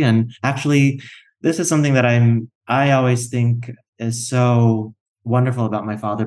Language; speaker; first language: English; native; English